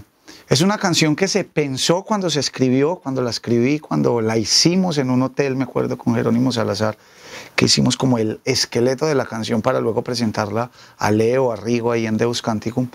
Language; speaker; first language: Spanish; native; Spanish